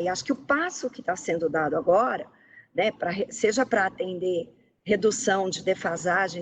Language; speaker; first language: Portuguese; native; Portuguese